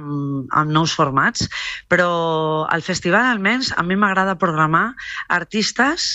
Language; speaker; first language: Catalan; non-native, local second language; Spanish